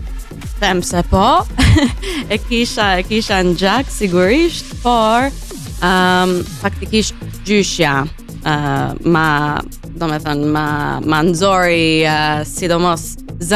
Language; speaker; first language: Albanian; early bilingual, heritage; Albanian